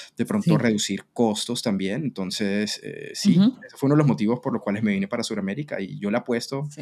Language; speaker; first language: Spanish; native; Spanish